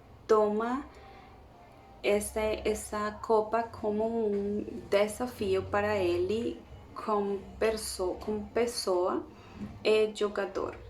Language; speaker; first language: Portuguese; non-native, learner; Spanish